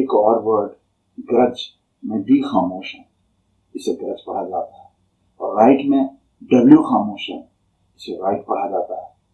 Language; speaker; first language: Urdu; native; Urdu